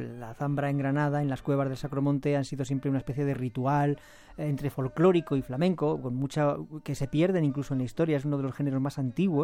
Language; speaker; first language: Spanish; native; Spanish